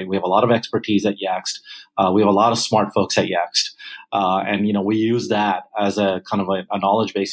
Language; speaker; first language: English; non-native, local second language; Punjabi